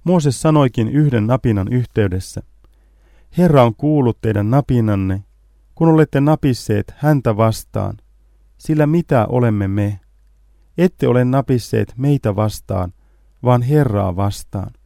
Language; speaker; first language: Finnish; native; Finnish